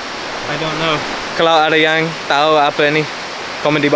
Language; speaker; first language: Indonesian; non-native, learner; English